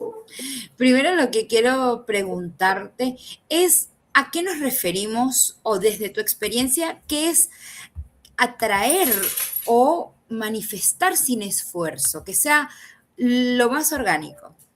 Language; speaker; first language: Spanish; native; Spanish